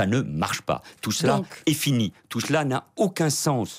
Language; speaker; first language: French; early bilingual, other home language; Catalan